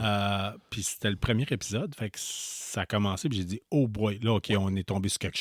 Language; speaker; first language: French; native; French